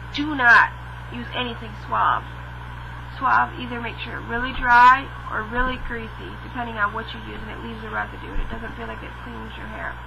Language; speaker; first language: English; native; English